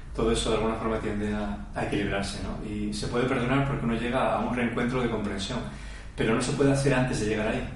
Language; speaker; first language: Spanish; native; Spanish